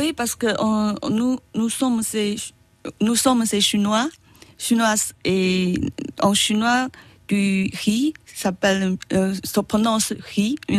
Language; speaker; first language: French; non-native, learner; Chinese